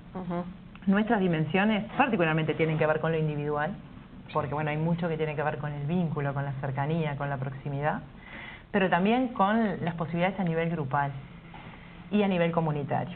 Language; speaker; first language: Spanish; native; Spanish